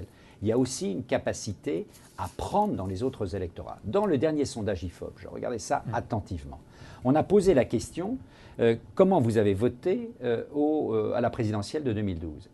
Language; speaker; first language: French; native; French